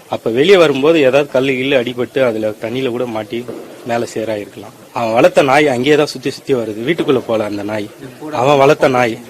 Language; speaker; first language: Tamil; native; Tamil